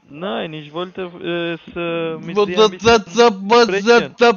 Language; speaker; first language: German; non-native, learner; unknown